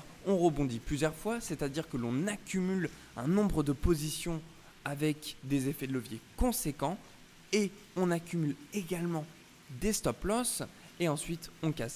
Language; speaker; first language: French; native; French